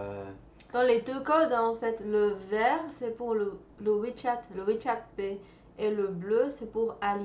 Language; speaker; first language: French; non-native, fluent; Chinese